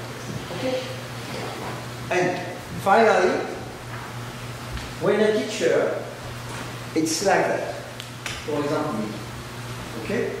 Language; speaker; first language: English; non-native, learner; French